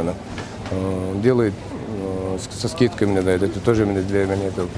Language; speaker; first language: Russian; non-native, local second language; Kyrgyz